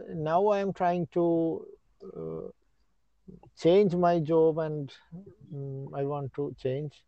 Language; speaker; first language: English; non-native, learner; Malayalam